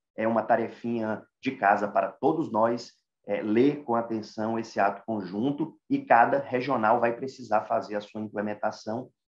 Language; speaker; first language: Portuguese; native; Portuguese